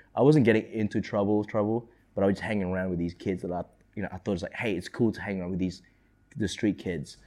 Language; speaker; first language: English; early bilingual, other home language; Indonesian